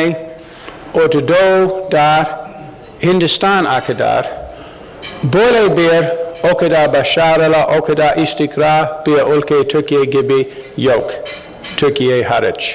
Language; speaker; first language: Turkish; non-native, learner; English